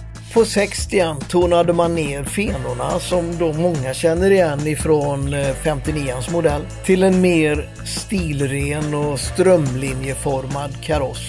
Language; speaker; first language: Swedish; native; Swedish